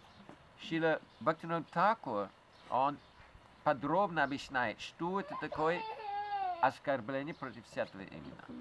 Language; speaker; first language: Russian; non-native, fluent; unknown